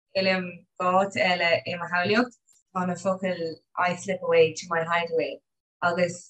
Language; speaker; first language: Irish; non-native, local second language; English